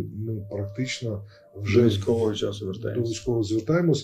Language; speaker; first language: Ukrainian; native; Ukrainian